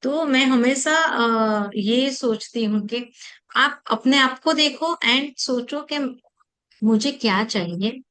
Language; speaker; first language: Hindi; non-native, local second language; Gujarati